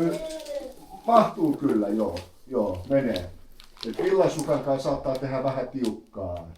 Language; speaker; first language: Finnish; native; Finnish